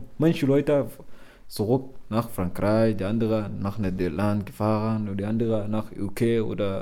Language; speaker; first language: German; non-native, learner; Arabic